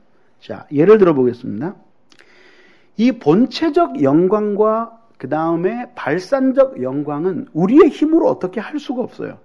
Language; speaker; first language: Korean; native; Korean